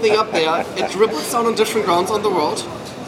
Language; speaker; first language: English; non-native, fluent; German